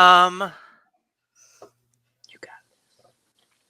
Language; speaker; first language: English; native; English